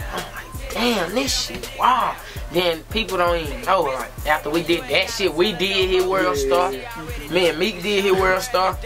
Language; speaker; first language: English; native; English